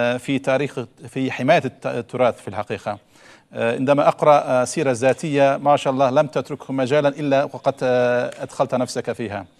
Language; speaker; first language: Arabic; non-native, fluent; Turkish